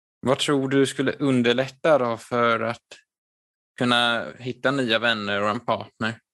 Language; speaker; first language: Swedish; native; Swedish